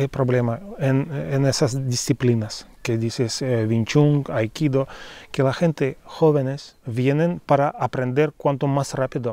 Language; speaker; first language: Spanish; non-native, fluent; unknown